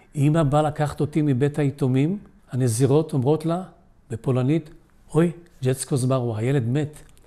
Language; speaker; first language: Hebrew; early bilingual, other home language; Polish